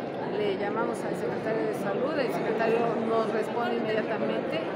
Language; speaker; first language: Spanish; native; Spanish